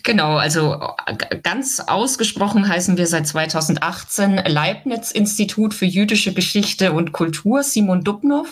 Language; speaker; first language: German; native; German